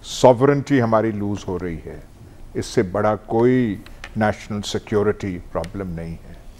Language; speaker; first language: Urdu; non-native, local second language; Punjabi